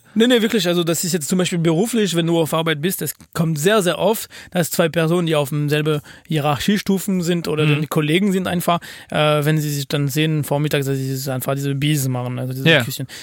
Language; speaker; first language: German; non-native, fluent; French